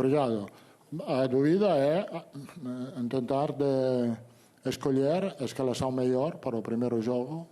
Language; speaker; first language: Portuguese; non-native, learner; Italian